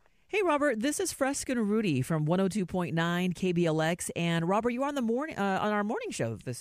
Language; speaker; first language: English; native; English